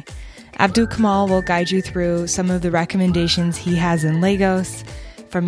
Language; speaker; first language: English; native; English